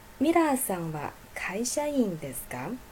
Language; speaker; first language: Japanese; non-native, fluent; Chinese